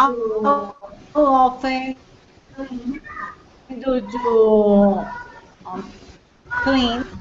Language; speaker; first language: English; non-native, learner; Spanish